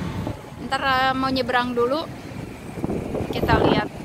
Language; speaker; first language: Indonesian; native; Indonesian